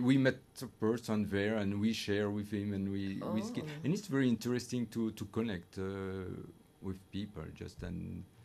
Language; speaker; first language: English; non-native, fluent; French